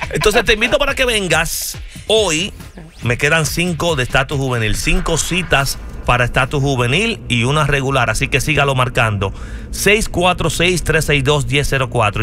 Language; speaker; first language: Spanish; native; Spanish